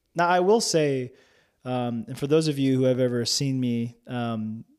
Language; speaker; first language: English; early bilingual, other home language; Japanese